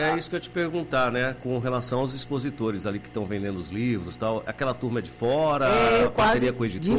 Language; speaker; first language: Portuguese; native; Portuguese